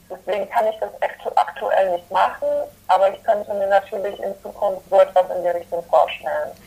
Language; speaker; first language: German; early bilingual, other home language; Polish